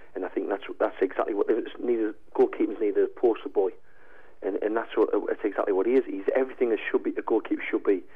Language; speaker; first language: English; native; English